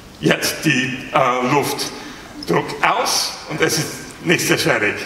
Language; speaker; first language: German; non-native, learner; English